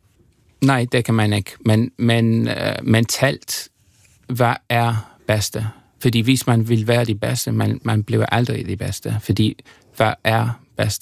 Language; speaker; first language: Danish; non-native, fluent; English